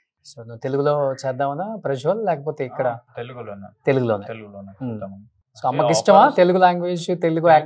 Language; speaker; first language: Telugu; native; Telugu